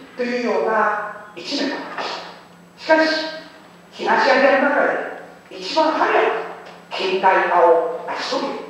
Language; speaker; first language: Japanese; non-native, fluent; Chinese